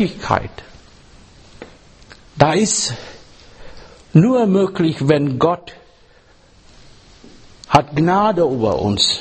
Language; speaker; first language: German; non-native, learner; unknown